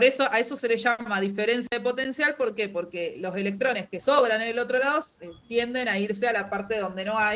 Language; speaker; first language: Spanish; native; Spanish